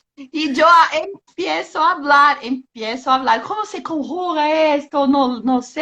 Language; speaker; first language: Spanish; non-native, learner; Portuguese